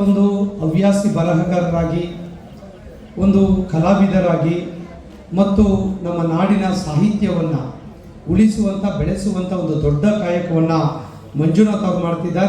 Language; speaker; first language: Kannada; native; Kannada